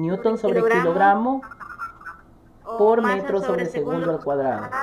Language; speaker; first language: Spanish; native; Spanish